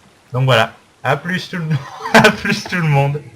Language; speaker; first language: French; native; French